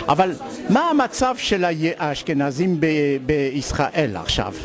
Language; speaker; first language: Hebrew; non-native, fluent; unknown